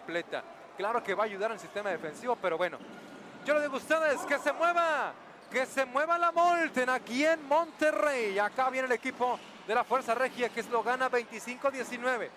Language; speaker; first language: Spanish; native; Spanish